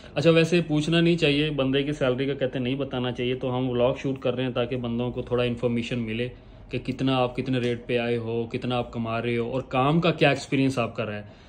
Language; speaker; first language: Hindi; native; Hindi